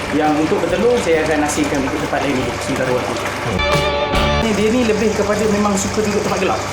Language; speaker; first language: Malay; native; Malay